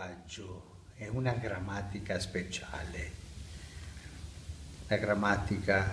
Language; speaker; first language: Italian; non-native, learner; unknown